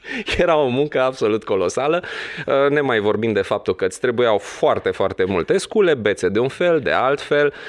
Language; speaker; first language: Romanian; non-native, local second language; Hungarian